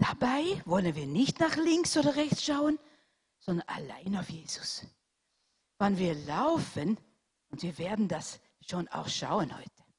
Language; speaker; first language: German; non-native, fluent; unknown